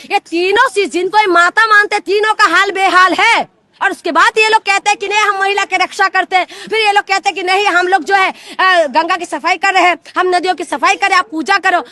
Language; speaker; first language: Hindi; non-native, local second language; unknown